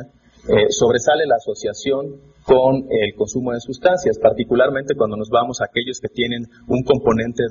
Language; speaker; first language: Spanish; native; Spanish